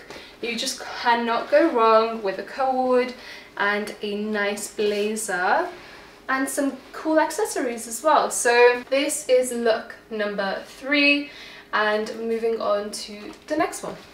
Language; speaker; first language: English; native; English